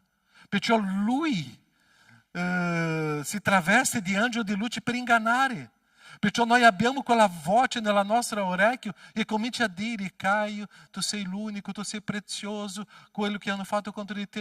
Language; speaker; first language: Italian; non-native, fluent; Portuguese